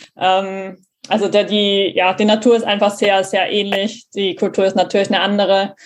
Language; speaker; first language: German; native; German